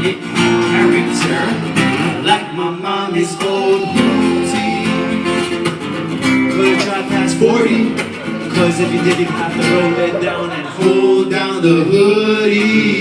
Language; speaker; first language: English; native; English